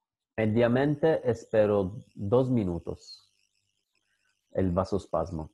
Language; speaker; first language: Spanish; non-native, fluent; Italian